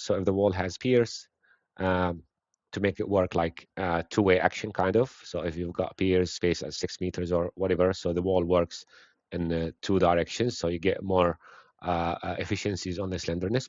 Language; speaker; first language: English; non-native, fluent; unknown